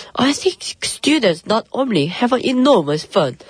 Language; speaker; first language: English; early bilingual, other home language; Korean